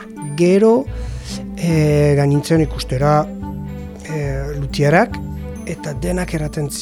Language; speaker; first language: Basque; non-native, learner; French